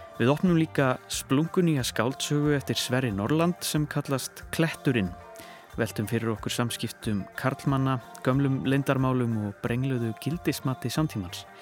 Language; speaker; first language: Icelandic; native; Icelandic